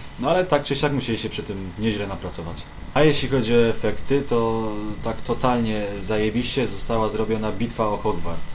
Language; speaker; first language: Polish; native; Polish